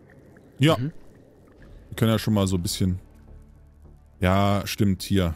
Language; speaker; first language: German; native; German